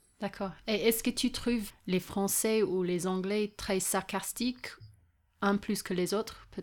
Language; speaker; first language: French; non-native, fluent; English